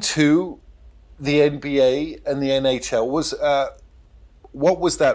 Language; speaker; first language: English; native; English